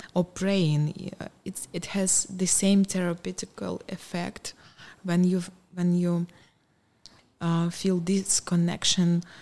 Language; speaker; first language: English; non-native, fluent; Ukrainian